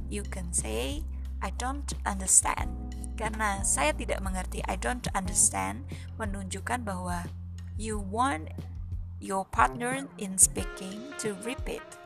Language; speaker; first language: English; non-native, fluent; Indonesian